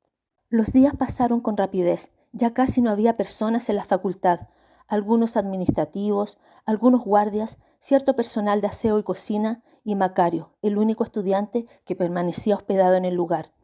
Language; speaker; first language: Spanish; native; Spanish